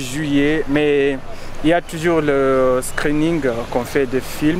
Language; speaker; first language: French; non-native, fluent; Luo (Kenya and Tanzania)